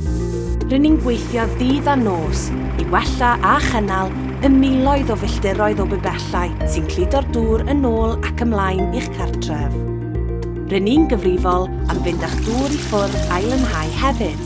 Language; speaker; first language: Welsh; native; Welsh